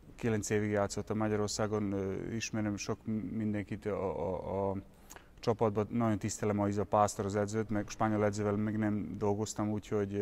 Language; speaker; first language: Hungarian; non-native, fluent; Serbian